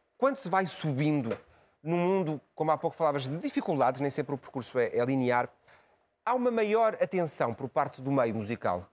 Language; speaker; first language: Portuguese; native; Portuguese